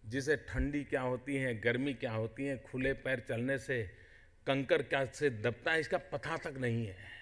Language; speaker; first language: Hindi; non-native, local second language; Gujarati